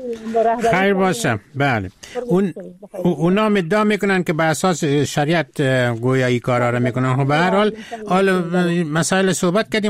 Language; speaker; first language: Persian; native; Persian